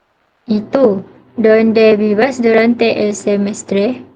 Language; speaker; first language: Spanish; non-native, learner; Malay